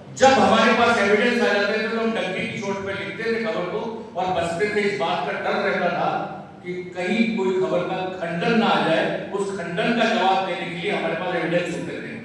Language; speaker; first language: Hindi; native; Hindi